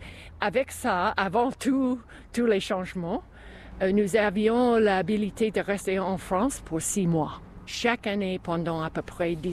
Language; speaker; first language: French; non-native, fluent; English